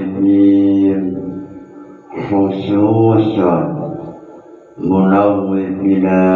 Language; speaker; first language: Arabic; non-native, fluent; Javanese